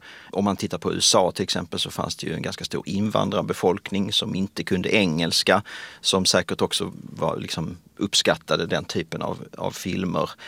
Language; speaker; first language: Swedish; native; Swedish